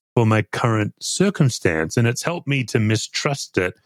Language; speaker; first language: English; native; English